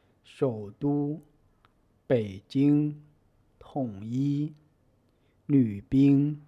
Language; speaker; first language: Chinese; native; Chinese